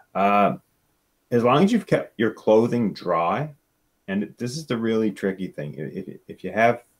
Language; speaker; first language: English; native; English